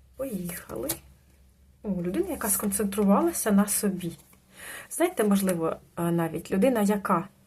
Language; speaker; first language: Ukrainian; non-native, local second language; Russian